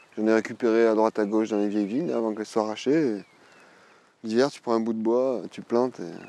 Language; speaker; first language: French; native; French